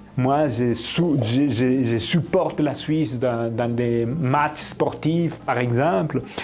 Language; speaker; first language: French; non-native, fluent; Spanish